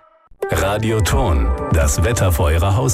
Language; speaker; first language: German; native; German